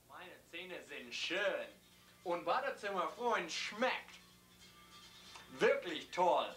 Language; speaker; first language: German; non-native, learner; English